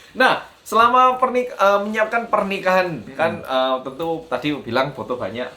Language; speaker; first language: Indonesian; early bilingual, other home language; Korean